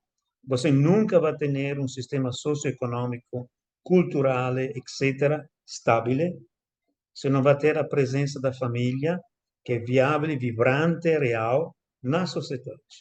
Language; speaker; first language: Portuguese; non-native, fluent; Italian